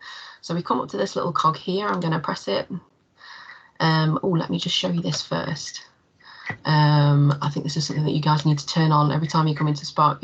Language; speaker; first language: English; native; English